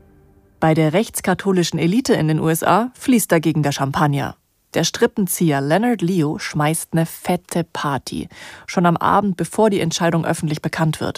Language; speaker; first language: German; native; German